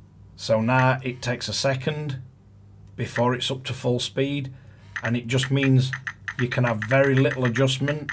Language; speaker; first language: English; native; English